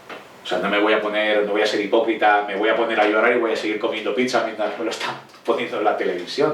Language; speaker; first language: Spanish; native; Spanish